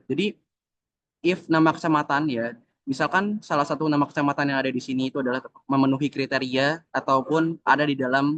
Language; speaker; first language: Indonesian; native; Indonesian